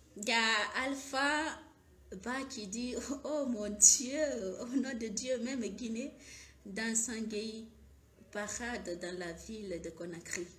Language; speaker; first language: French; non-native, local second language; Fula